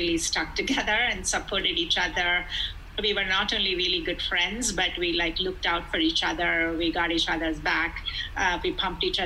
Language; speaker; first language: English; non-native, local second language; Telugu